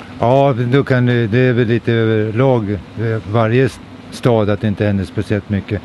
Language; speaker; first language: Swedish; native; Swedish